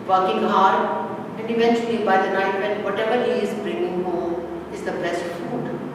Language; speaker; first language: English; non-native, local second language; Urdu